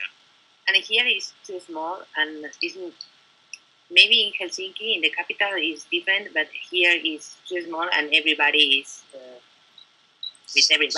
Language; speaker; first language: English; non-native, learner; Spanish